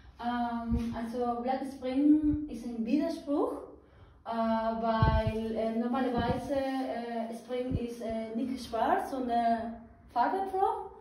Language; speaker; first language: German; non-native, learner; Spanish